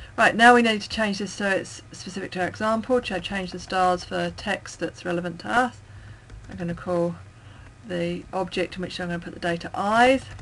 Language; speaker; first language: English; native; English